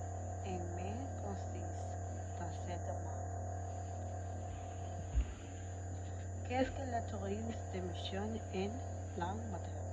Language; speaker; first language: French; non-native, learner; Spanish